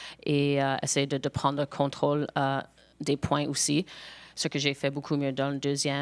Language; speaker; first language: French; non-native, local second language; English